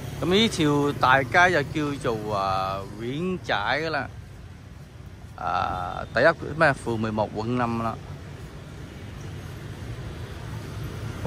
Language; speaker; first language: Chinese; early bilingual, heritage; Cantonese